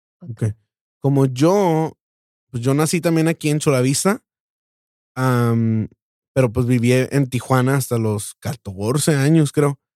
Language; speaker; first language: Spanish; native; Spanish